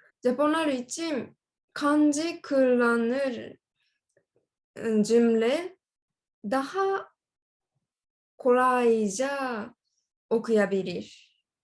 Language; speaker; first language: Turkish; non-native, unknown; Japanese